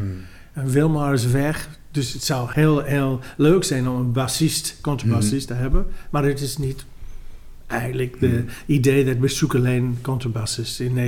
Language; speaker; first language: Dutch; non-native, fluent; English